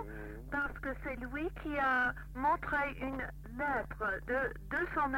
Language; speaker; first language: French; non-native, fluent; English